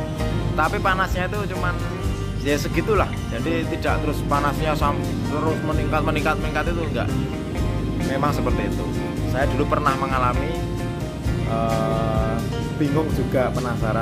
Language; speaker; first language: Indonesian; non-native, local second language; Javanese